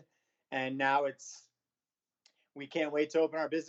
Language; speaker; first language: English; native; English